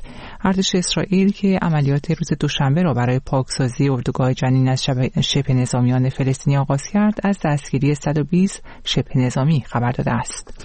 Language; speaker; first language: Persian; native; Persian